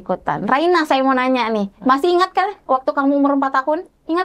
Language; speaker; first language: Indonesian; native; Indonesian